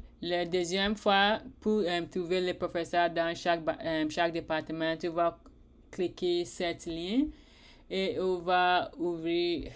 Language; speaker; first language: French; non-native, learner; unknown